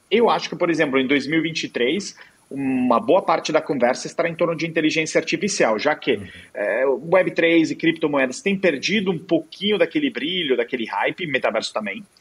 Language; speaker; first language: Portuguese; non-native, fluent; Italian